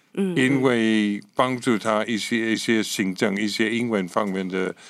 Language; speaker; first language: Chinese; non-native, fluent; English